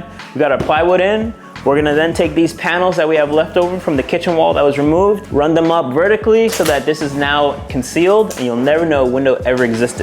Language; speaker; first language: English; native; English